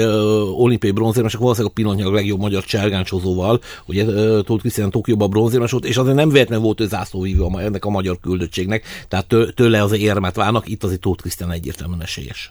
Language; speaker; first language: Hungarian; native; Hungarian